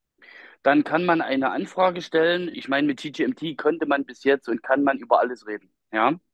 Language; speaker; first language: German; native; German